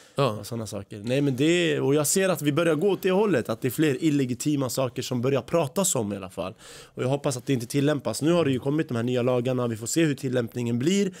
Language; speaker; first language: Swedish; early bilingual, other home language; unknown